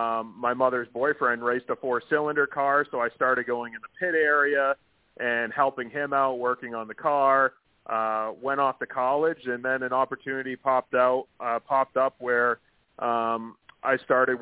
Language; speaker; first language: English; native; English